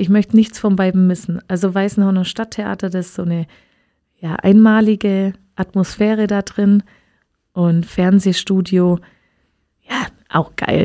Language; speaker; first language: German; native; German